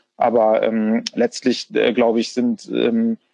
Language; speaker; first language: German; native; German